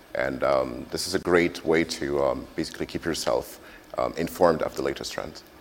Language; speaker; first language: English; non-native, fluent; French